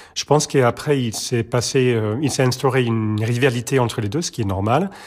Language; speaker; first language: French; non-native, fluent; Serbian